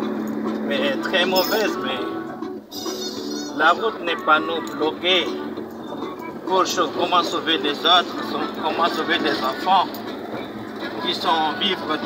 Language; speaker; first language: French; non-native, local second language; Malagasy